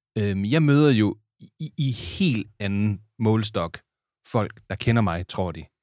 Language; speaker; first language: Danish; native; Danish